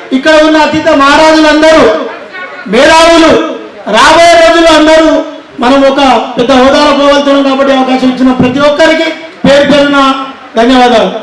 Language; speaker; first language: Telugu; non-native, local second language; Lambadi